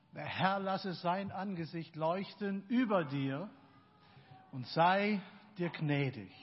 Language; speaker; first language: German; native; German